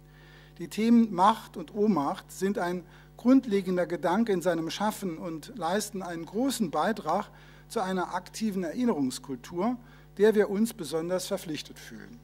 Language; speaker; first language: German; native; German